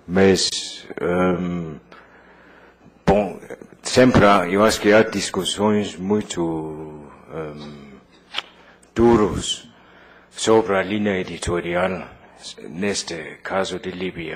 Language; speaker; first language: Portuguese; non-native, fluent; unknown